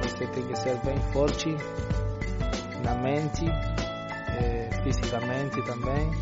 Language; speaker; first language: Portuguese; non-native, learner; Spanish